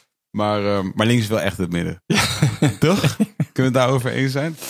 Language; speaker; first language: Dutch; native; Dutch